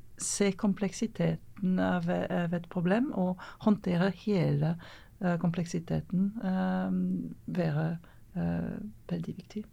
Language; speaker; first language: Norwegian; non-native, fluent; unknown